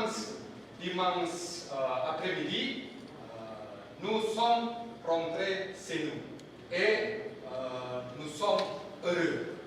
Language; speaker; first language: French; non-native, learner; Indonesian